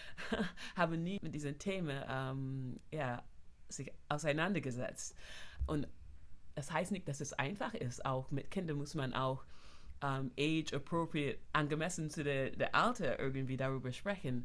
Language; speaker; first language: German; non-native, fluent; English